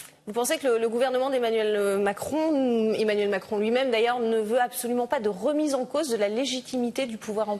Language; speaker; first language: French; native; French